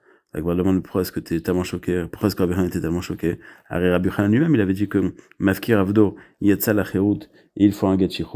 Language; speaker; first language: French; native; French